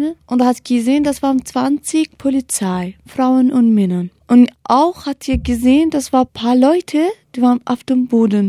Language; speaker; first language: German; non-native, learner; Kurdish